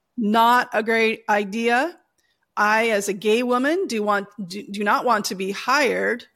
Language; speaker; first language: English; native; English